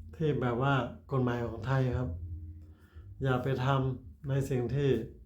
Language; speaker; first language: Thai; native; Thai